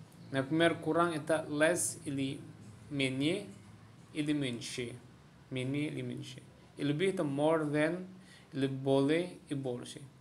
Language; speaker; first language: Russian; non-native, fluent; Indonesian